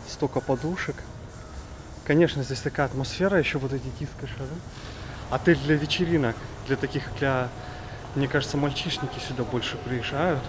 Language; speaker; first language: Russian; native; Russian